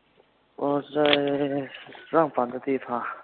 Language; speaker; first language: Chinese; non-native, learner; Korean